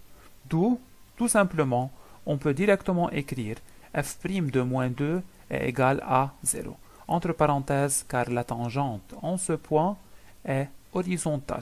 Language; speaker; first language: French; non-native, local second language; Arabic